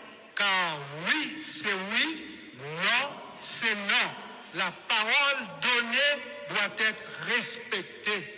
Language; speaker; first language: French; non-native, local second language; Haitian Creole